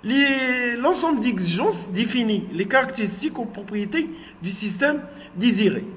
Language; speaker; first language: French; non-native, local second language; Arabic